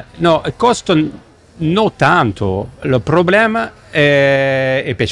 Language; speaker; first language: Italian; non-native, learner; English